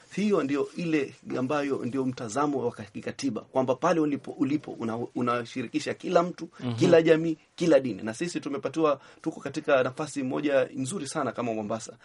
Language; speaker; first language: Swahili; native; Swahili